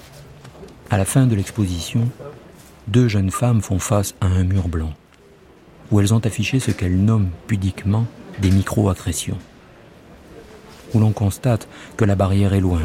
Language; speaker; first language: French; native; French